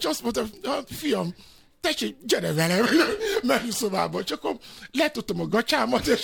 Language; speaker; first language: Hungarian; non-native, fluent; Yoruba